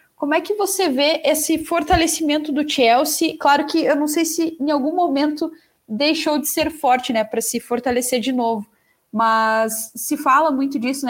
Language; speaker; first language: Portuguese; native; Portuguese